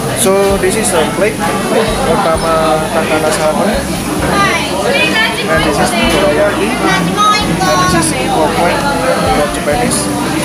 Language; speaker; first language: English; non-native, learner; Indonesian